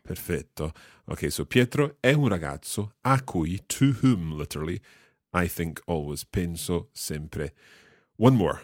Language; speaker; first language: Italian; non-native, fluent; English